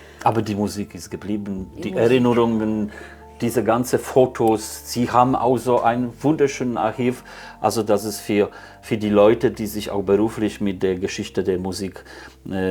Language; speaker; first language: German; non-native, fluent; Polish